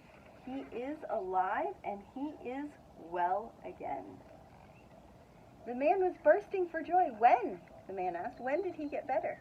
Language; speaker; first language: English; native; English